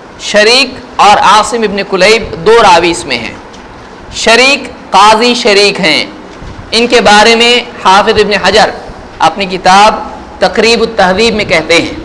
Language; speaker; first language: Urdu; native; Urdu